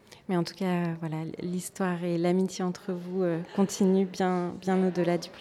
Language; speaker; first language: French; native; French